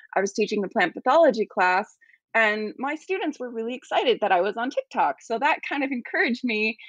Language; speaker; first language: English; native; English